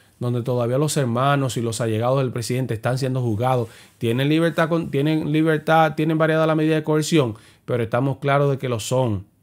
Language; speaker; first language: Spanish; native; Spanish